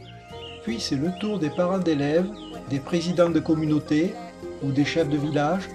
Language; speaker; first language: French; native; French